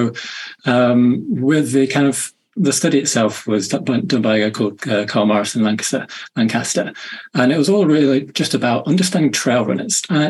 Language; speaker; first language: English; native; English